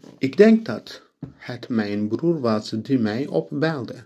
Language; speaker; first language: Dutch; non-native, fluent; Turkish